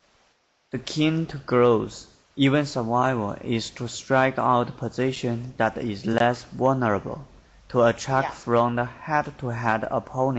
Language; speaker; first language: English; non-native, learner; Chinese